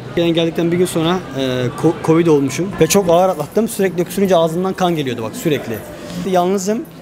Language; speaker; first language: Turkish; native; Turkish